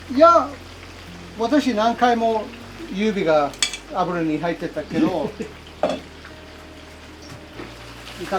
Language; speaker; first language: Japanese; non-native, learner; English